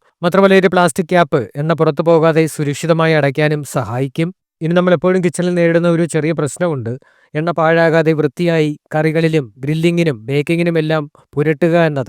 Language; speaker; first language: Malayalam; native; Malayalam